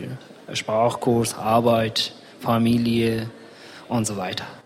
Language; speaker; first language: German; non-native, learner; Persian